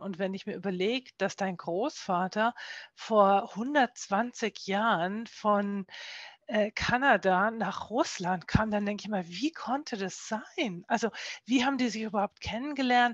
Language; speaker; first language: German; native; German